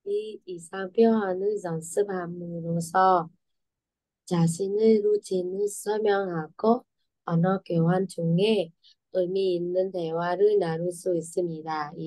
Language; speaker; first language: Korean; non-native, learner; Vietnamese